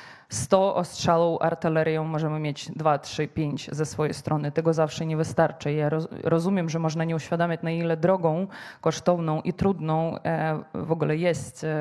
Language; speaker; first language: Polish; non-native, fluent; Ukrainian